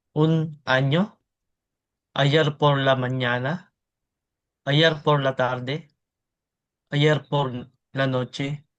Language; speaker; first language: Spanish; non-native, learner; Filipino